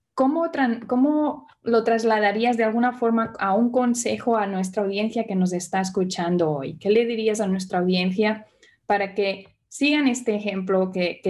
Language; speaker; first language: Spanish; native; Spanish